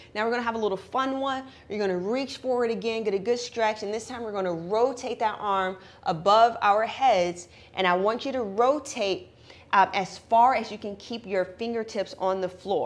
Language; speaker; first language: English; native; English